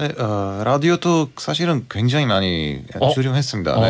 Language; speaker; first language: Korean; non-native, fluent; Bulgarian